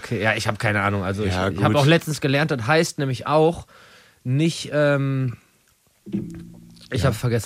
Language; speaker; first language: German; native; German